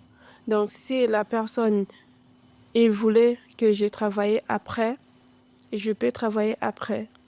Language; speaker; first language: French; non-native, learner; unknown